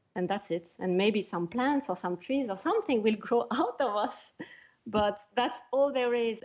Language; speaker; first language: English; non-native, fluent; French